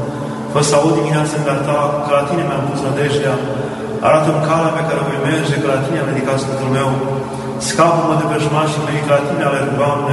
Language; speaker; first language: Romanian; native; Romanian